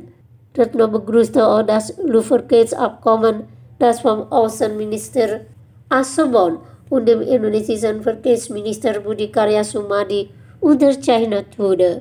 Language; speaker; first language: German; non-native, fluent; Indonesian